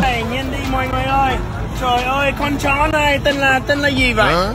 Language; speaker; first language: Vietnamese; non-native, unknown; English